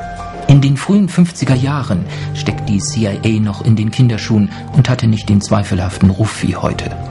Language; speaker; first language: German; native; German